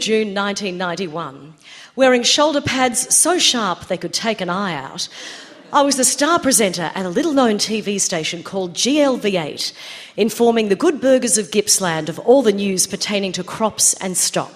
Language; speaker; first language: English; native; English